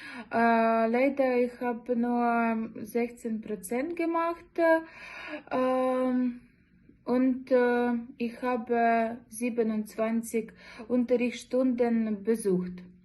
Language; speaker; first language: German; non-native, learner; Ukrainian